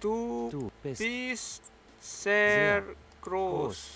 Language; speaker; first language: German; non-native, learner; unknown